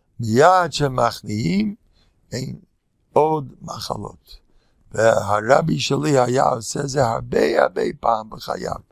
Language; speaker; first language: Hebrew; non-native, fluent; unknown